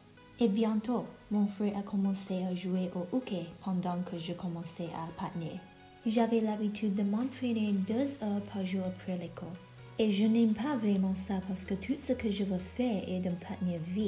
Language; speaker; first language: French; non-native, learner; Chinese